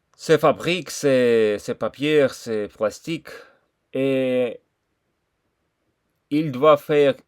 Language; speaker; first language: French; non-native, learner; Russian